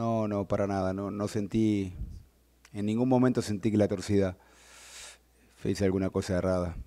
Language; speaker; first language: Portuguese; non-native, learner; Spanish